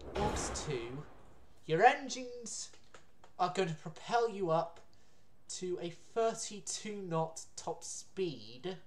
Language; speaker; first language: English; native; English